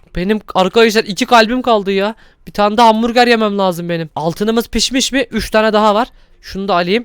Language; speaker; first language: Turkish; native; Turkish